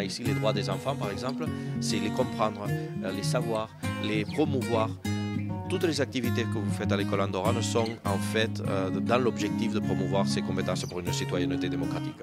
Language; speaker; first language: French; non-native, local second language; Catalan